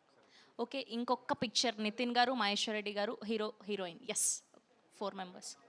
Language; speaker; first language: Telugu; native; Telugu